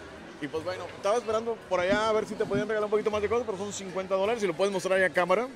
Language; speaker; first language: Spanish; native; Spanish